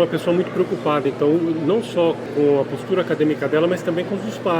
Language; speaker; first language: Portuguese; native; Portuguese